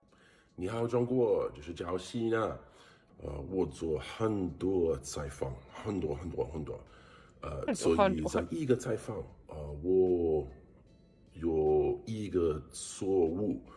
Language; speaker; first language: Chinese; non-native, learner; English